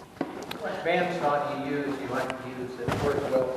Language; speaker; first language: English; native; English